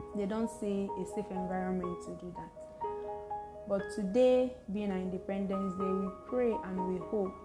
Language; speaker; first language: English; non-native, local second language; Igbo